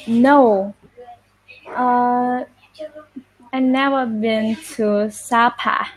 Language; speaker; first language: English; non-native, learner; Vietnamese